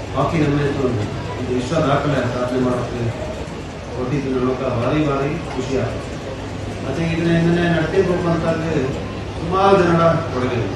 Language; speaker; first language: Kannada; non-native, local second language; Kodava